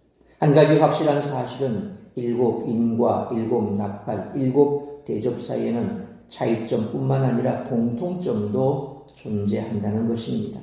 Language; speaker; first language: Korean; native; Korean